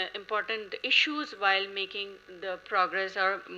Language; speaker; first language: English; non-native, local second language; Urdu